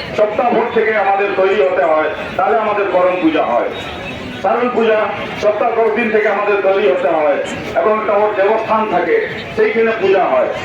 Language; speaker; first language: Bangla; non-native, local second language; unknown